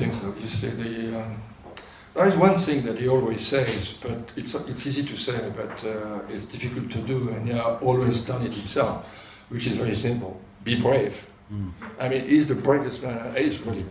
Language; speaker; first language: English; non-native, fluent; French